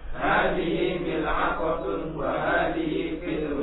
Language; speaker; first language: Arabic; non-native, learner; Indonesian